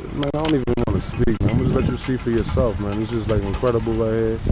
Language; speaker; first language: English; early bilingual, other home language; Spanish